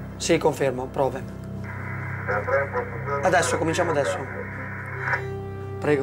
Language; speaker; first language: Italian; native; Italian